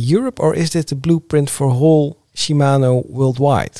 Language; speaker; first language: English; non-native, fluent; Dutch